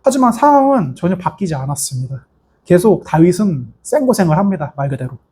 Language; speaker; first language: Korean; native; Korean